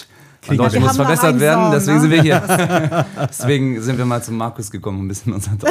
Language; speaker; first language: German; native; German